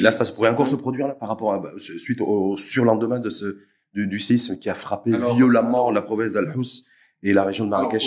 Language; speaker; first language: French; native; French